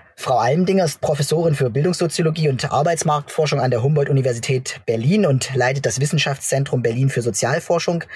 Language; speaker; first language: German; native; German